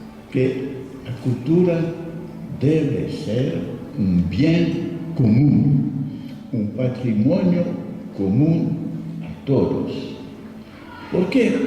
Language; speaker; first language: Spanish; non-native, fluent; French